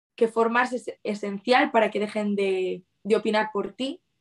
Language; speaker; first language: Spanish; native; Spanish